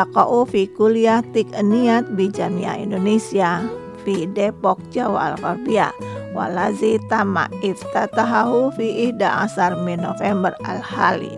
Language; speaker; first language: Arabic; non-native, learner; Indonesian